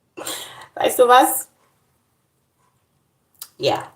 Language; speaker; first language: German; non-native, learner; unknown